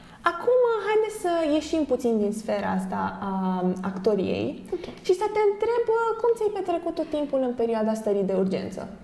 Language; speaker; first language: Romanian; native; Romanian